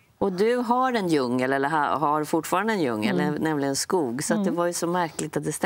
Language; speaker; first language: Swedish; native; Swedish